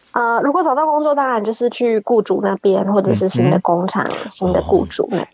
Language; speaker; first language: Chinese; native; Chinese